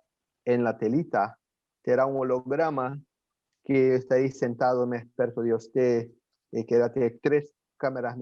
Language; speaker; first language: Spanish; non-native, fluent; Portuguese